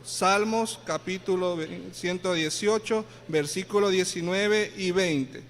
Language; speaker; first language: Spanish; native; Spanish